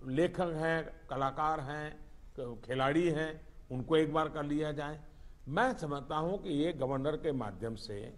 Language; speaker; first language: Hindi; non-native, local second language; Gujarati